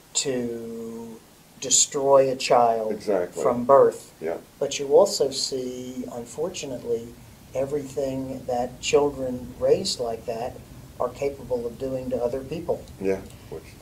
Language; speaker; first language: English; native; English